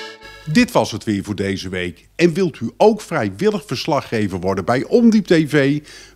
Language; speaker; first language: Dutch; native; Dutch